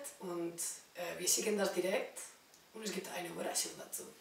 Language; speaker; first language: German; non-native, learner; Spanish